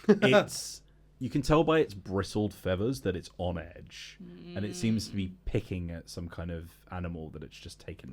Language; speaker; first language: English; native; English